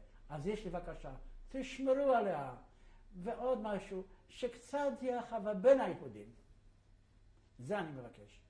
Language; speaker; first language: Hebrew; non-native, fluent; Yiddish